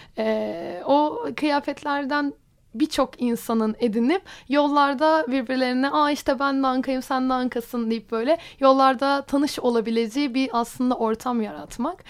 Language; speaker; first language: Turkish; native; Turkish